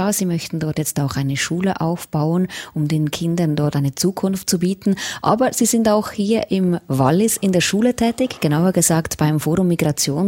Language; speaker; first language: German; native; German